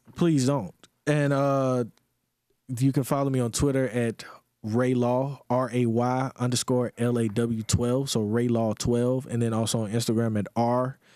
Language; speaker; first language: English; native; English